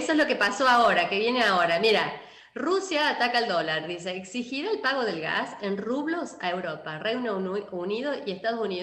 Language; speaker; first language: Spanish; native; Spanish